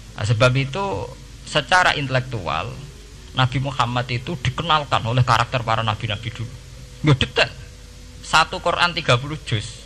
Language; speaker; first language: Indonesian; non-native, local second language; Javanese